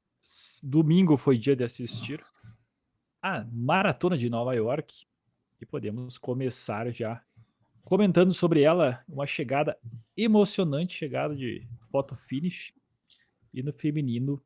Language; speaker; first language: Portuguese; native; Portuguese